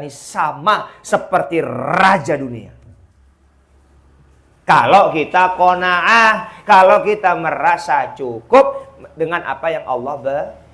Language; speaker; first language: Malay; non-native, local second language; Javanese